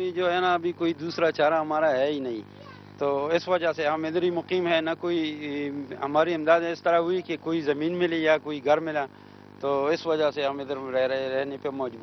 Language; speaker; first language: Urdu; non-native, local second language; Pashto